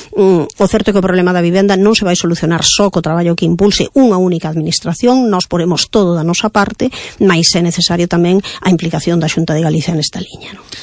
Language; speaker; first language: Galician; native; Galician